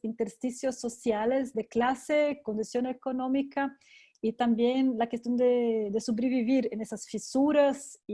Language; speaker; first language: Spanish; non-native, fluent; Portuguese